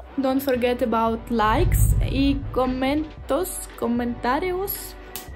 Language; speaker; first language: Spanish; non-native, learner; Russian